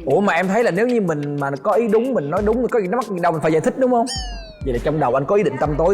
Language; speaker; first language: Vietnamese; native; Vietnamese